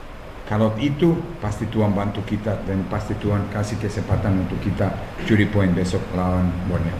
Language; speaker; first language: Indonesian; non-native, fluent; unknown